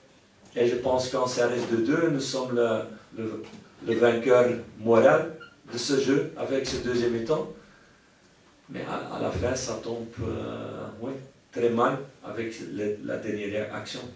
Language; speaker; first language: French; non-native, local second language; Dutch